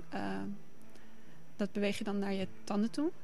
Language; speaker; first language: Dutch; native; Dutch